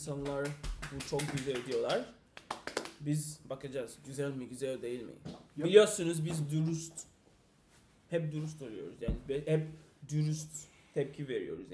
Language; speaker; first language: Turkish; non-native, fluent; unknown